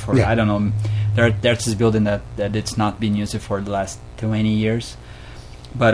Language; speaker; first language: English; non-native, fluent; Portuguese